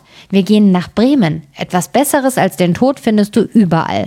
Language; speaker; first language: German; native; German